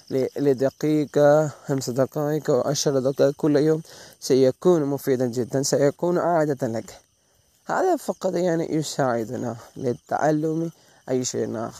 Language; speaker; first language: Arabic; non-native, learner; Malay